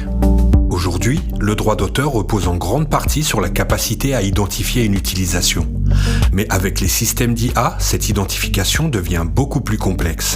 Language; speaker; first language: French; native; French